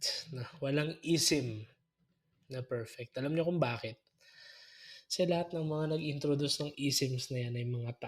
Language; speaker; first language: Filipino; native; Filipino